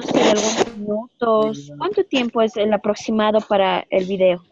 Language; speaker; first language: Spanish; native; Spanish